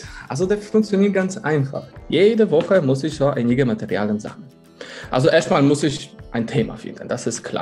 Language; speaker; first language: German; non-native, fluent; Polish